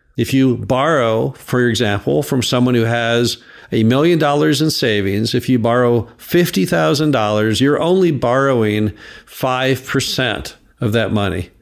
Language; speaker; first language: English; native; English